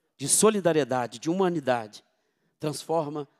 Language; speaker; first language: Portuguese; native; Portuguese